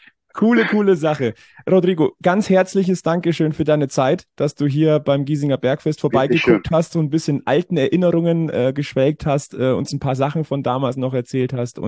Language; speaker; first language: German; native; German